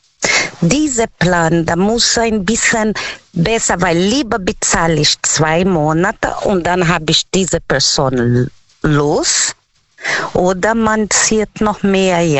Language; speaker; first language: German; non-native, fluent; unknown